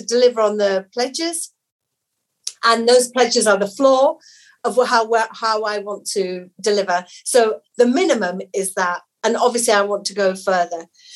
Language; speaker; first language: English; native; English